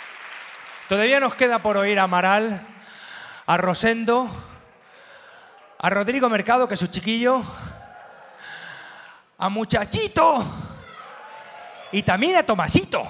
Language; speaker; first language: Spanish; native; Spanish